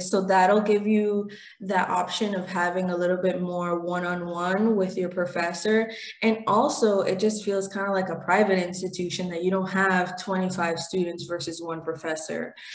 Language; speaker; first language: English; early bilingual, other home language; Spanish